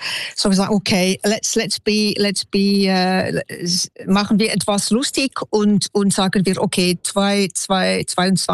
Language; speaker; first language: German; non-native, local second language; French